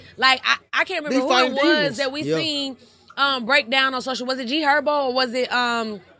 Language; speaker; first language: English; native; English